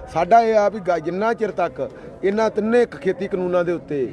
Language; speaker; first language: Hindi; non-native, local second language; Punjabi